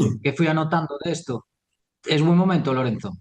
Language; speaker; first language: Spanish; native; Spanish